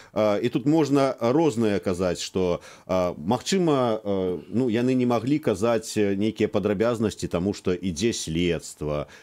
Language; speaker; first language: Belarusian; native; Belarusian